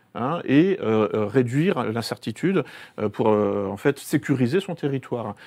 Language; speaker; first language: French; native; French